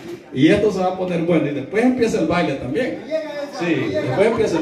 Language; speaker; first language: Spanish; native; Spanish